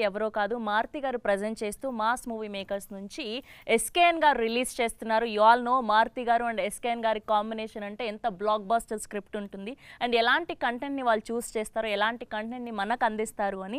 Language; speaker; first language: Telugu; native; Telugu